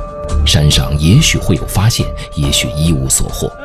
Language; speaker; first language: Chinese; native; Chinese